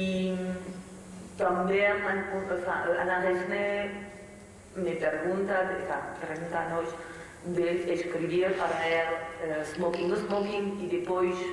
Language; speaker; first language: Portuguese; non-native, learner; French